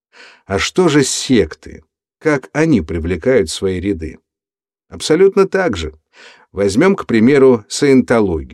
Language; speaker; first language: Russian; native; Russian